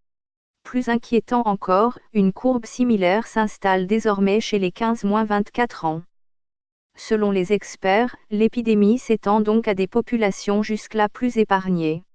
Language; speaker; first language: French; native; French